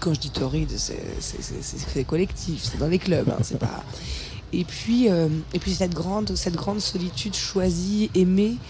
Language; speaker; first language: French; native; French